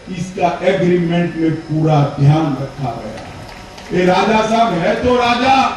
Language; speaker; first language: Hindi; non-native, local second language; Gujarati